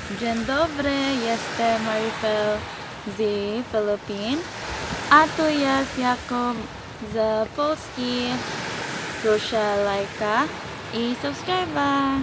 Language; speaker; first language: Polish; non-native, learner; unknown